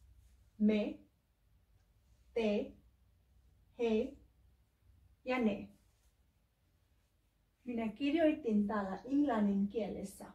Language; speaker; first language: Finnish; non-native, learner; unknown